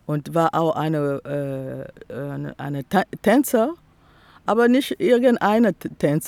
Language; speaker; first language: German; non-native, fluent; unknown